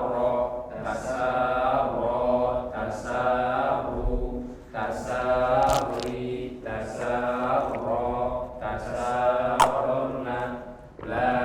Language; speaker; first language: Arabic; non-native, learner; Indonesian